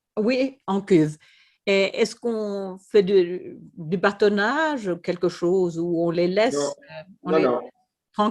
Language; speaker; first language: French; non-native, fluent; Swedish